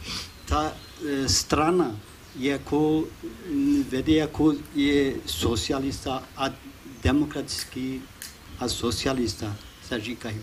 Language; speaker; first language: Czech; non-native, fluent; Kurdish